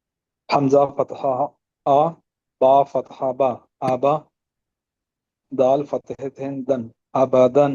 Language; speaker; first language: Arabic; non-native, learner; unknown